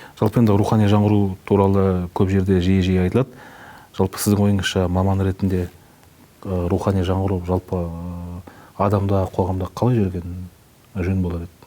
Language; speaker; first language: Kazakh; native; Kazakh